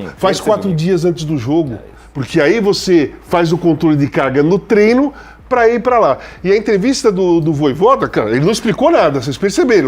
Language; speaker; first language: Portuguese; native; Portuguese